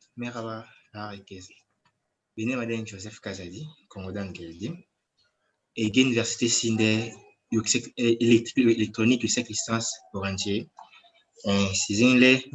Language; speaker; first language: Turkish; non-native, learner; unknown